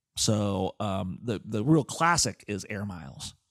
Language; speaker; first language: English; native; English